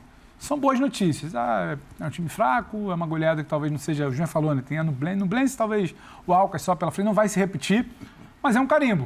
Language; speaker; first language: Portuguese; native; Portuguese